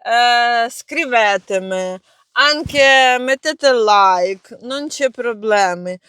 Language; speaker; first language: Italian; non-native, learner; Ukrainian